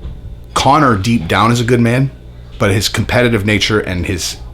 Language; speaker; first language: English; native; English